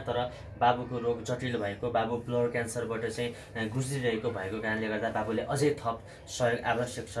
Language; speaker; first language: Nepali; native; Nepali